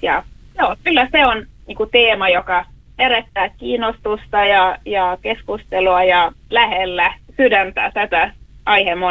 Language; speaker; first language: Finnish; non-native, local second language; Swedish